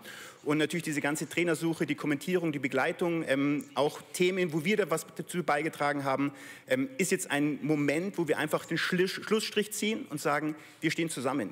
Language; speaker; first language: German; native; German